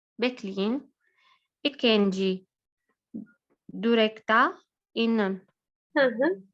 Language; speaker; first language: Turkish; non-native, learner; Arabic